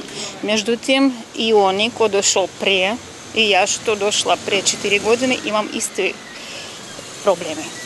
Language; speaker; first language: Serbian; non-native, learner; Russian